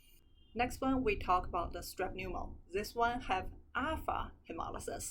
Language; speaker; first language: English; non-native, fluent; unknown